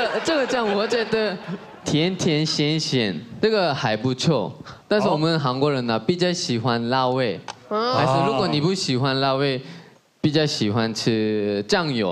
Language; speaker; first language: Chinese; non-native, learner; Korean